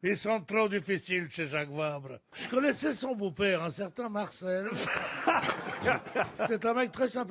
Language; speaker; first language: French; native; French